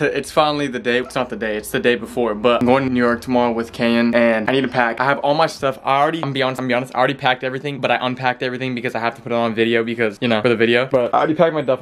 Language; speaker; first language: English; native; English